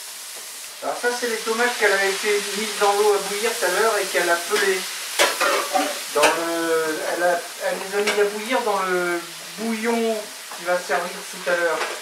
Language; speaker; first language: French; native; French